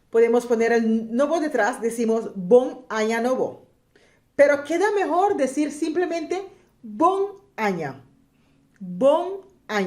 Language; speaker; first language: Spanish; non-native, local second language; Papiamento